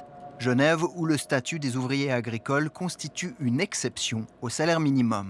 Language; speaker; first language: French; native; French